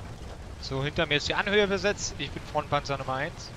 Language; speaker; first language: German; native; German